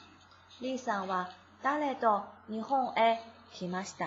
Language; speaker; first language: Japanese; non-native, fluent; Chinese